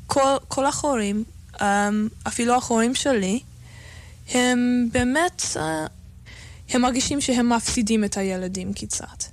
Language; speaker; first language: Hebrew; non-native, learner; English